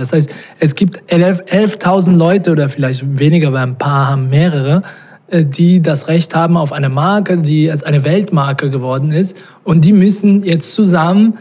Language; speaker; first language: German; non-native, fluent; Portuguese